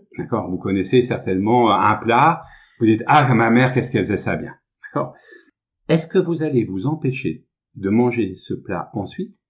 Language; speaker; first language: French; native; French